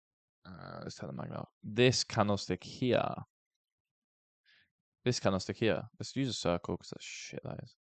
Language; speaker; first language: English; native; English